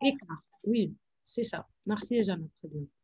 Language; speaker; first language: French; non-native, fluent; Arabic